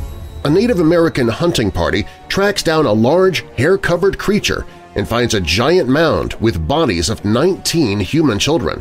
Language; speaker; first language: English; native; English